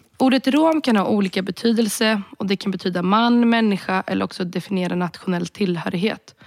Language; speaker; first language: Swedish; early bilingual, other home language; Romany